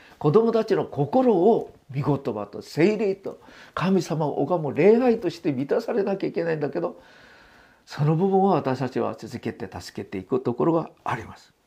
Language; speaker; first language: Japanese; non-native, fluent; Korean